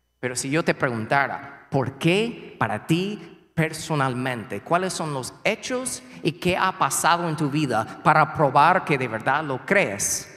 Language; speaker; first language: Spanish; non-native, fluent; English